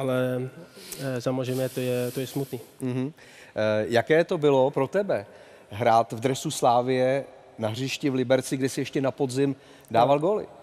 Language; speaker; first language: Czech; native; Czech